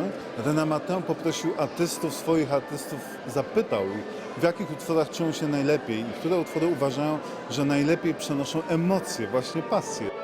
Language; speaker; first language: Polish; native; Polish